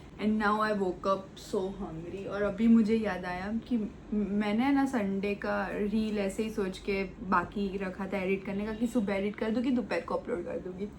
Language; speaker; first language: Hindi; non-native, local second language; Gujarati